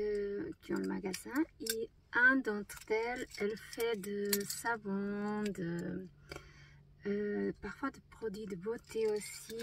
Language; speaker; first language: French; non-native, fluent; Portuguese